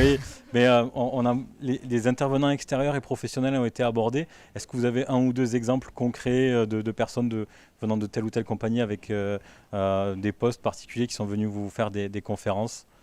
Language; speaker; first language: French; native; French